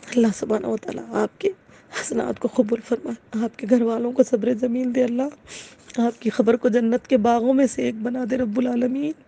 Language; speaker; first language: Urdu; native; Urdu